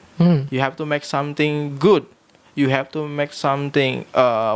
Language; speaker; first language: English; non-native, learner; Indonesian